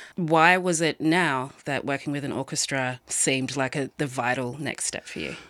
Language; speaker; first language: English; native; English